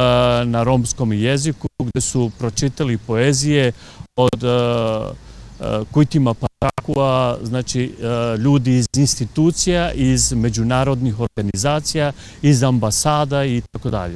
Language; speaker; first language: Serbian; non-native, local second language; Romany